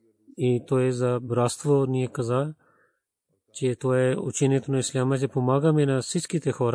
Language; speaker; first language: Bulgarian; non-native, learner; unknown